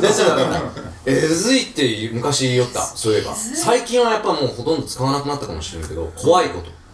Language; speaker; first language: Japanese; native; Japanese